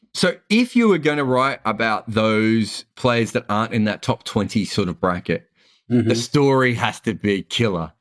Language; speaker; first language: English; native; English